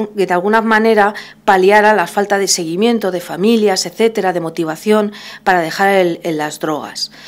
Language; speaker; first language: Spanish; native; Spanish